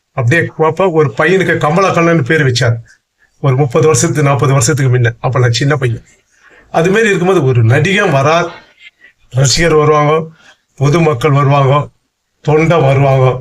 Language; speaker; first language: Tamil; native; Tamil